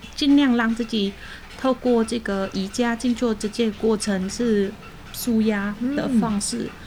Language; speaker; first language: Chinese; non-native, fluent; Khmer